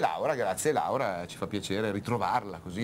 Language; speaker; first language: Italian; native; Italian